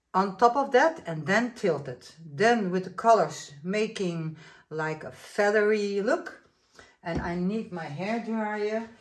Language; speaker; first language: English; non-native, fluent; Dutch